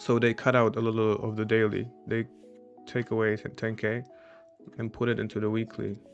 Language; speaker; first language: English; non-native, fluent; Czech